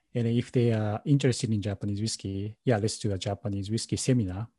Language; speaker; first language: English; non-native, learner; Japanese